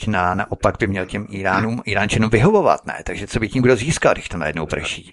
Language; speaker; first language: Czech; native; Czech